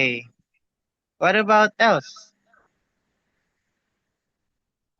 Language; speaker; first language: English; non-native, learner; Indonesian